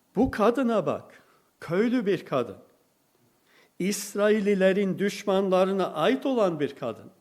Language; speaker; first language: Turkish; non-native, fluent; English